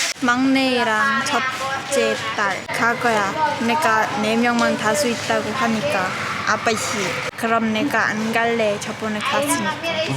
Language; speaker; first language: Korean; non-native, fluent; Khmer